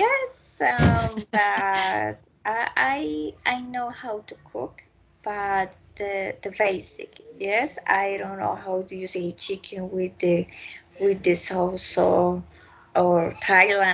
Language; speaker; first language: English; non-native, learner; Spanish